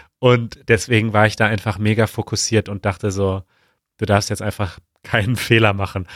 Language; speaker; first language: German; native; German